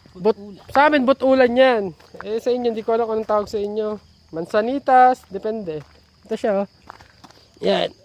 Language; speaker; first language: Filipino; native; Filipino